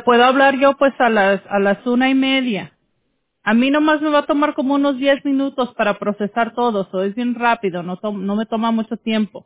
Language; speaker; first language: Spanish; early bilingual, heritage; English